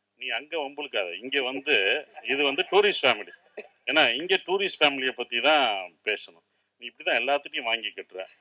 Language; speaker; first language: Tamil; native; Tamil